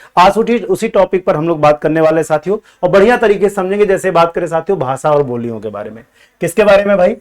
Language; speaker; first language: Hindi; native; Hindi